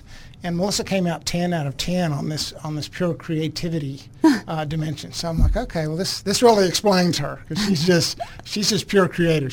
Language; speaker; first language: English; native; English